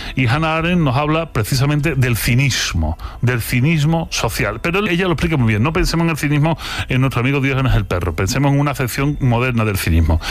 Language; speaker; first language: Spanish; native; Spanish